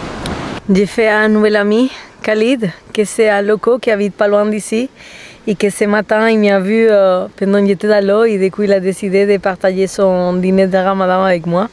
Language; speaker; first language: French; non-native, fluent; Spanish